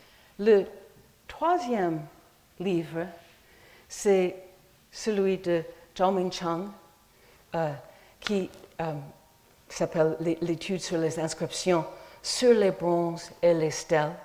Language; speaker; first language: French; non-native, fluent; English